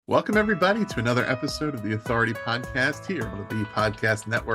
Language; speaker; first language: English; native; English